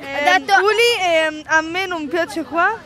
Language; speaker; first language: Italian; early bilingual, other home language; Arabic